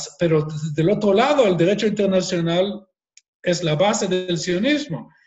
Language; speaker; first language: Spanish; non-native, fluent; Hebrew